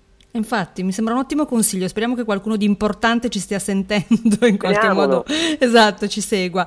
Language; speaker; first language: Italian; native; Italian